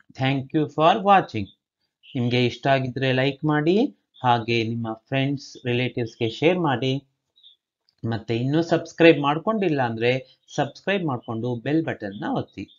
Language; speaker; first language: Kannada; native; Kannada